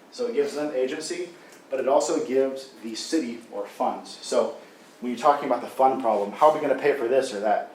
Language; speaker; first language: English; native; English